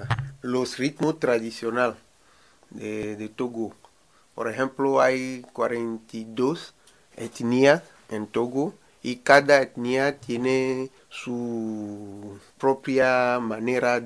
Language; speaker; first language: Spanish; non-native, learner; Ewe